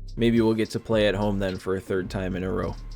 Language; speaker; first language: English; native; English